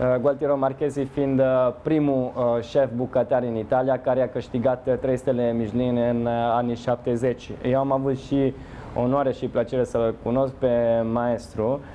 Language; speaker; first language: Romanian; non-native, fluent; Italian